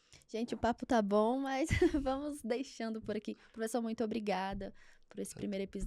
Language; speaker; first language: Portuguese; native; Portuguese